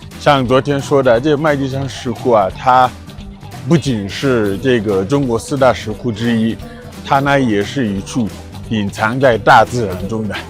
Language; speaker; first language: Chinese; non-native, fluent; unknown